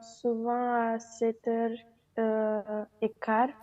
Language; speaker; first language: French; non-native, learner; Romanian